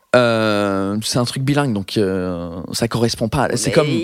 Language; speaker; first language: French; non-native, fluent; English